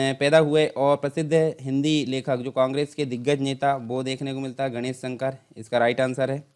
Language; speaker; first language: Hindi; native; Hindi